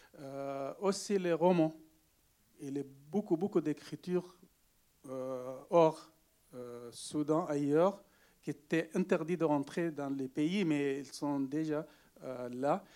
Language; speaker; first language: French; non-native, learner; Arabic